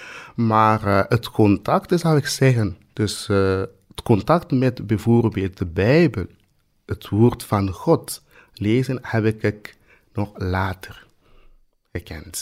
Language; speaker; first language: Dutch; non-native, fluent; Swahili